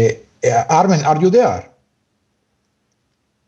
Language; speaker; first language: English; non-native, learner; Spanish